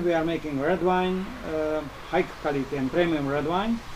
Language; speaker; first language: English; non-native, learner; Romanian